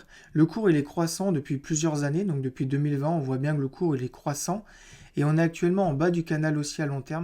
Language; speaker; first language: French; native; French